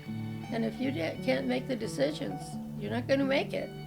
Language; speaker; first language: English; native; English